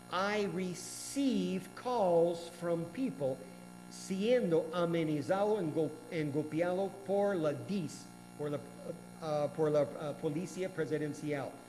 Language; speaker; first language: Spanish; non-native, learner; English